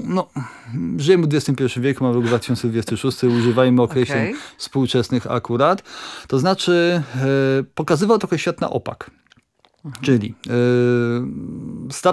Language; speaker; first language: Polish; native; Polish